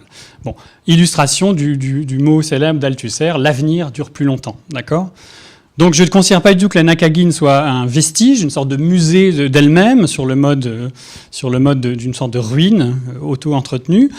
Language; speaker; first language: French; native; French